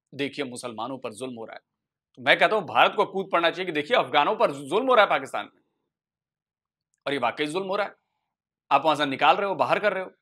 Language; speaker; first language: Hindi; native; Hindi